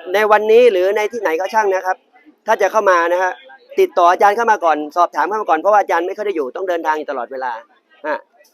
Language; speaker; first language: Thai; native; Thai